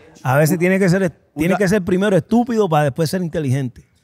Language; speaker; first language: Spanish; early bilingual, heritage; Spanish